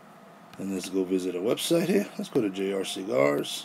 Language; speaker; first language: English; native; English